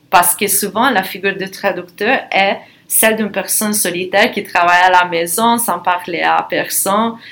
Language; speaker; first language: French; non-native, fluent; Italian